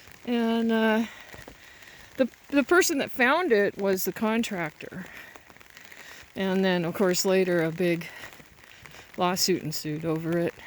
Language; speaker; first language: English; native; English